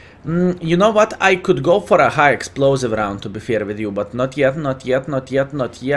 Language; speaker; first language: English; non-native, fluent; Lithuanian